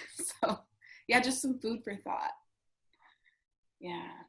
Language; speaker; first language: English; native; English